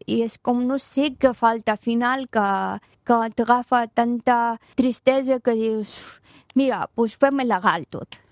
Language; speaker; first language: Catalan; non-native, fluent; Persian